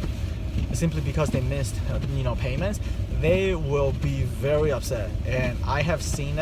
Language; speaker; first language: English; non-native, fluent; Chinese